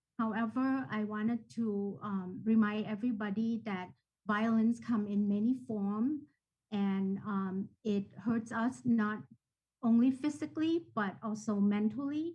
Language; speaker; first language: English; non-native, fluent; Thai